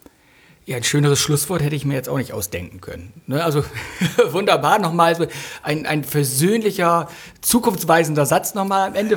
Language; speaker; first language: German; native; German